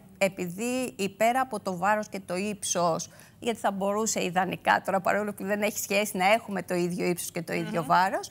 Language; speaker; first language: Greek; native; Greek